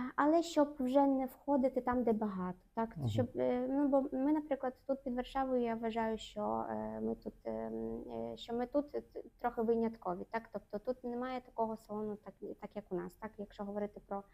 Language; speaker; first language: Ukrainian; non-native, local second language; Russian